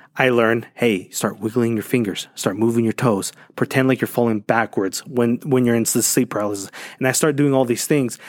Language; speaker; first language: English; early bilingual, other home language; Spanish